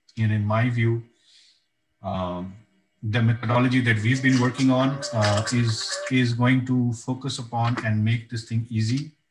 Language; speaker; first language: English; non-native, local second language; Bangla